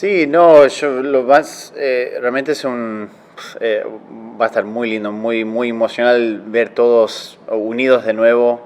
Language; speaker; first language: Spanish; early bilingual, heritage; Spanish